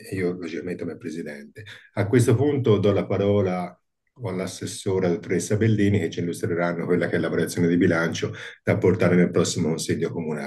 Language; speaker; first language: Italian; native; Italian